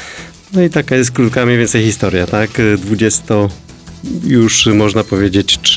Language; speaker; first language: Polish; native; Polish